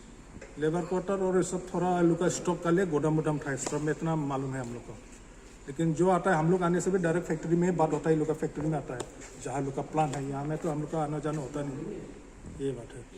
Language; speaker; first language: Hindi; non-native, local second language; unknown